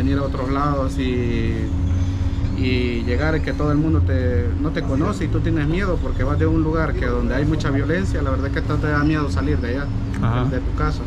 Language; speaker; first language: Spanish; native; Spanish